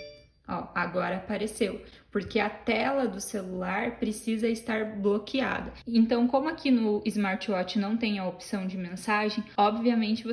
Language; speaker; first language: Portuguese; native; Portuguese